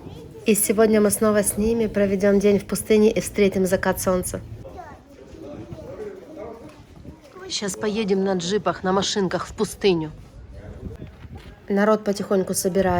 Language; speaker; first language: Russian; native; Russian